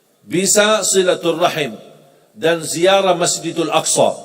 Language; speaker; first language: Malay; non-native, fluent; Arabic